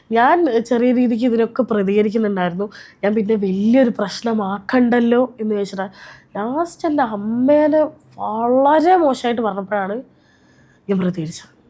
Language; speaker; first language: Malayalam; native; Malayalam